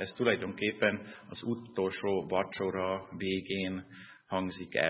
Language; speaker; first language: Hungarian; non-native, fluent; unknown